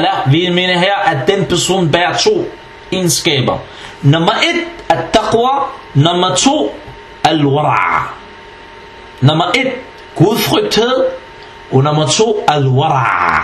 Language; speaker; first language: Danish; non-native, fluent; Arabic